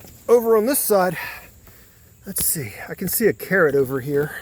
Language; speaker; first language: English; native; English